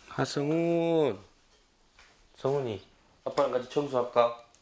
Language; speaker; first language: Korean; native; Korean